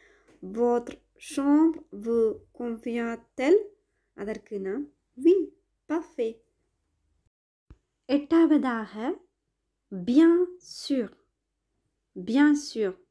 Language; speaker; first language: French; non-native, fluent; Tamil